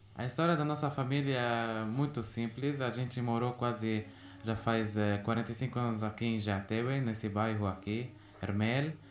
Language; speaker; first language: Portuguese; early bilingual, heritage; Portuguese